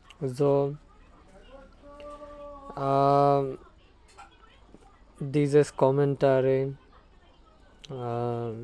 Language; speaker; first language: German; non-native, learner; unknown